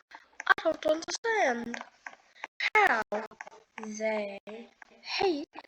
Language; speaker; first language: English; native; English